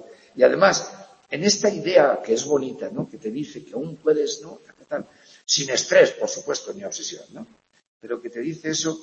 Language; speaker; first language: Spanish; native; Spanish